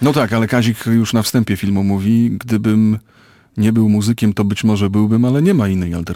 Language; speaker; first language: Polish; native; Polish